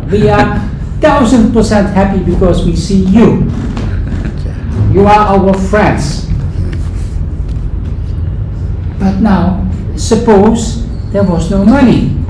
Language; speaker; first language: English; non-native, fluent; Dutch